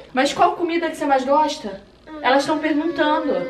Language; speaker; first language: Portuguese; native; Portuguese